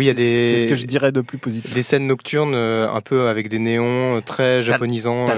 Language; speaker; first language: French; native; French